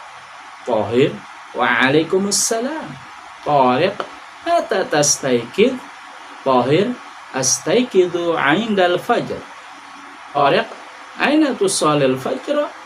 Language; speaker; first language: Arabic; non-native, fluent; Indonesian